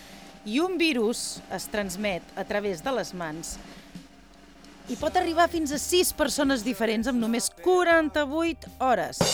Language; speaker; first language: Catalan; native; Catalan